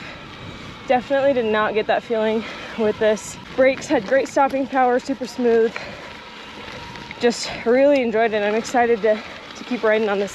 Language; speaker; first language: English; native; English